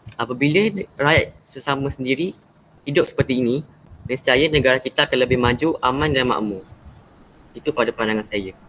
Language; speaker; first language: Malay; native; Malay